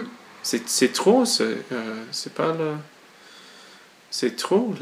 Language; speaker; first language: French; non-native, learner; English